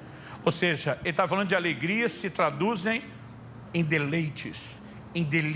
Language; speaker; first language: Portuguese; native; Portuguese